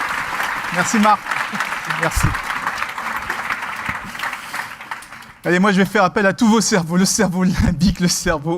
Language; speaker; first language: French; native; French